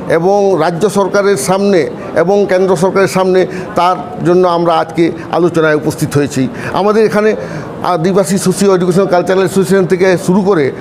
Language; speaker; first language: Bangla; non-native, local second language; Santali